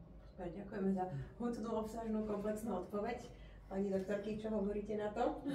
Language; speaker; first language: Slovak; native; Slovak